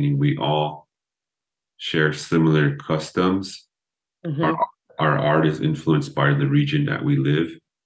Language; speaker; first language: English; early bilingual, other home language; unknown